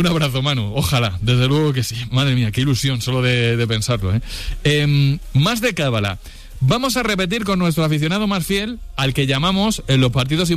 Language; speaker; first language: Spanish; native; Spanish